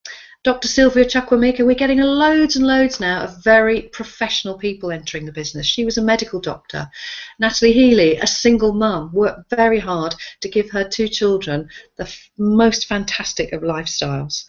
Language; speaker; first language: English; native; English